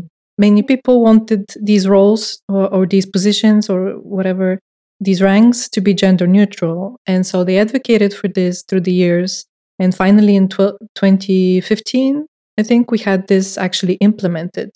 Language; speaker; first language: English; non-native, fluent; Bulgarian